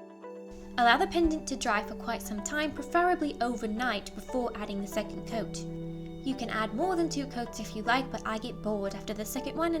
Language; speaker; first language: English; native; English